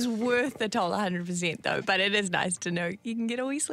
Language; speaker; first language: English; native; English